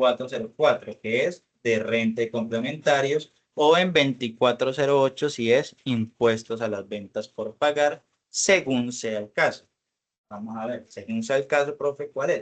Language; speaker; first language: Spanish; native; Spanish